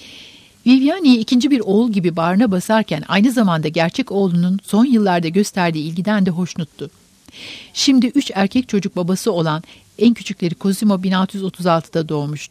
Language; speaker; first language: Turkish; native; Turkish